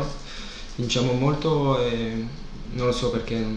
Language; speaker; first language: Italian; non-native, fluent; French